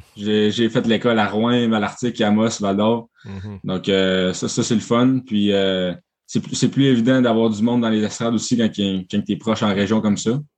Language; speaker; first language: French; native; French